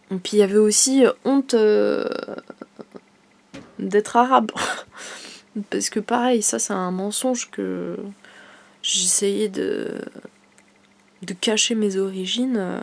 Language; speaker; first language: French; native; French